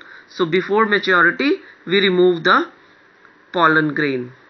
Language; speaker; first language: English; non-native, local second language; Hindi